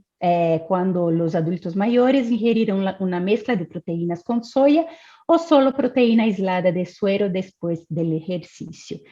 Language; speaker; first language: Spanish; non-native, fluent; Portuguese